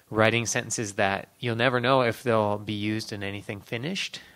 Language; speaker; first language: English; native; English